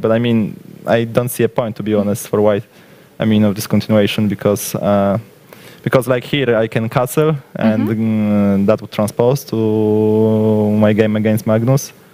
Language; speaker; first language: English; non-native, fluent; Polish